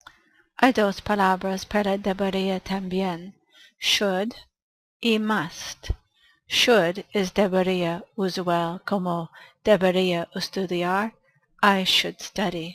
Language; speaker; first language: Spanish; non-native, fluent; English